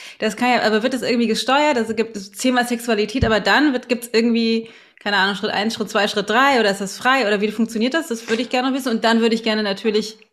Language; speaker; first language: German; native; German